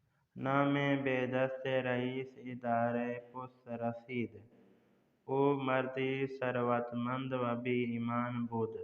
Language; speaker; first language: Persian; non-native, fluent; Urdu